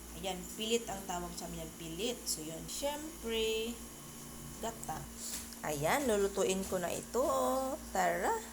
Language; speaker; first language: Filipino; non-native, local second language; Cebuano